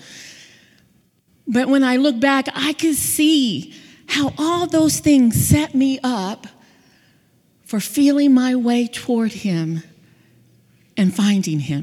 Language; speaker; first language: English; native; English